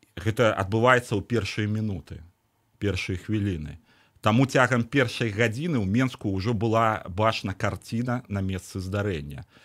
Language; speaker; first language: Belarusian; native; Belarusian